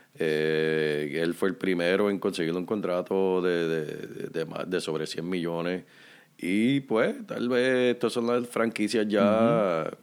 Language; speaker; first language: Spanish; native; Spanish